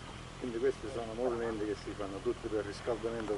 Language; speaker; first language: Italian; native; Italian